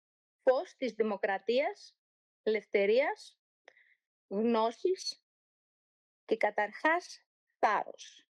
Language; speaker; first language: Greek; non-native, learner; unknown